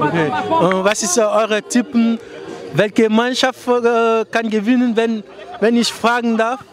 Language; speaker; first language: German; non-native, learner; French